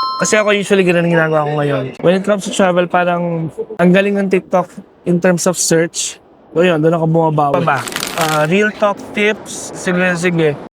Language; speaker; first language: Filipino; native; Filipino